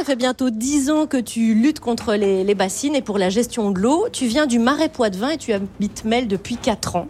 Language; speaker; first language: French; native; French